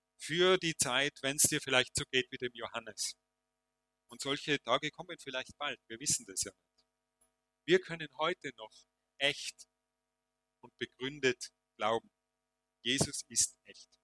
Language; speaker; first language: German; native; German